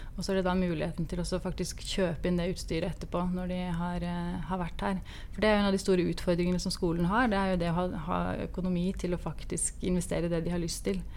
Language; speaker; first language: Norwegian; native; Norwegian